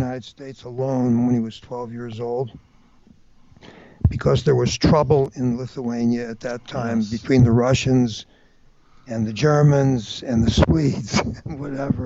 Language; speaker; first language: English; native; English